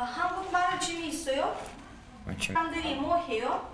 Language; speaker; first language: Korean; non-native, fluent; Russian